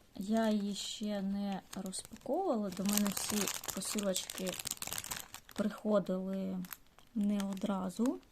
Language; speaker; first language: Ukrainian; non-native, local second language; Russian